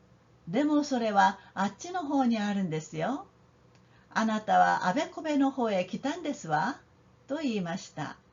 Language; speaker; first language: Japanese; non-native, fluent; Korean